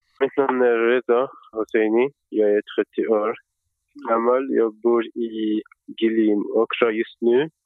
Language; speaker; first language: Swedish; non-native, fluent; Persian